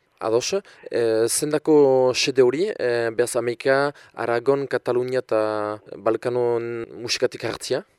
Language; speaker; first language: Basque; native; Basque